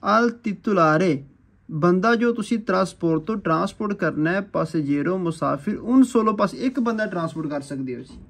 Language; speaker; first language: Urdu; non-native, local second language; Punjabi